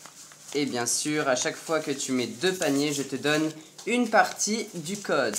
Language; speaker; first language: French; native; French